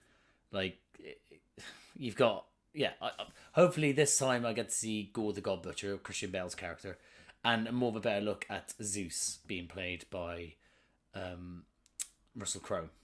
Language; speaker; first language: English; native; English